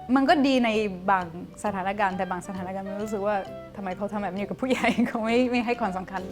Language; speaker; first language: Thai; non-native, fluent; Portuguese